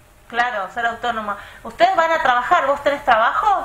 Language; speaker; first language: Spanish; native; Spanish